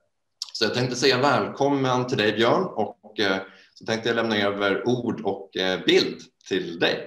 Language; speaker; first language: Swedish; native; Swedish